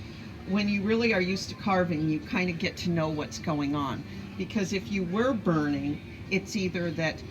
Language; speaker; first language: English; native; English